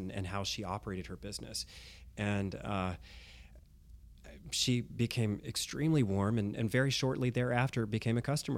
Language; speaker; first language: English; native; English